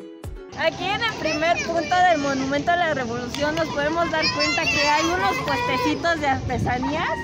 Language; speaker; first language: Spanish; native; Spanish